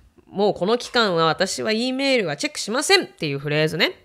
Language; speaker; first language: Japanese; native; Japanese